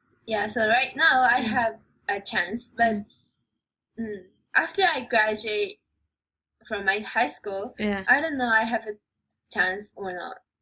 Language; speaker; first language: English; non-native, learner; Japanese